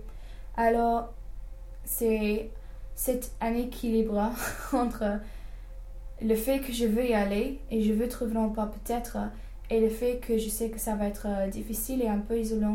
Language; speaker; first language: French; non-native, fluent; English